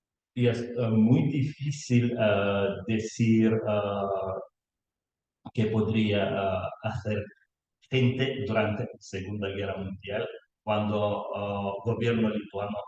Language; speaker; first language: Spanish; non-native, learner; Lithuanian